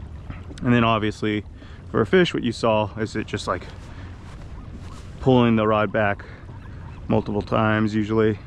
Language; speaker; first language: English; native; English